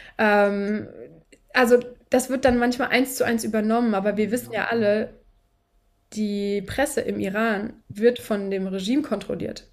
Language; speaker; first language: German; native; German